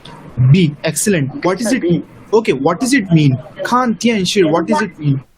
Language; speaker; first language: English; non-native, local second language; Urdu